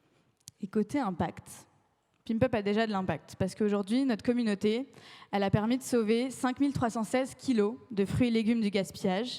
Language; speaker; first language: French; native; French